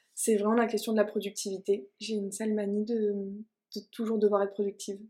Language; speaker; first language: French; native; French